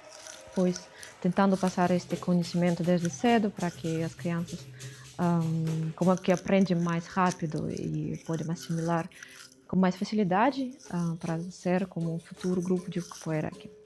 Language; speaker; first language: Portuguese; non-native, fluent; Russian